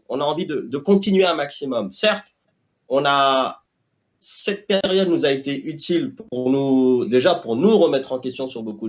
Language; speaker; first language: French; native; French